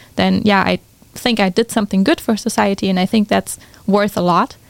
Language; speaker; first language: English; non-native, fluent; German